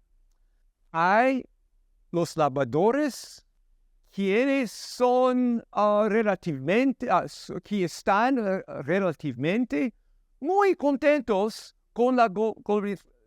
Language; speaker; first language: Spanish; non-native, learner; English